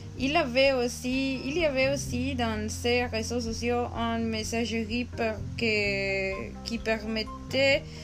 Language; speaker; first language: French; non-native, learner; Spanish